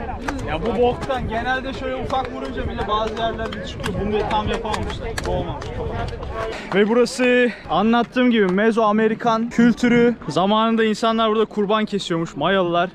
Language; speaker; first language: Turkish; native; Turkish